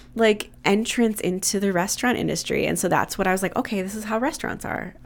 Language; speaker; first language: English; native; English